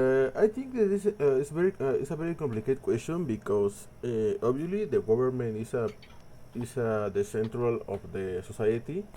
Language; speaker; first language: English; non-native, learner; Spanish